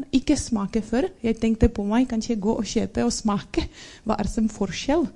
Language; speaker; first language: Norwegian; non-native, learner; Czech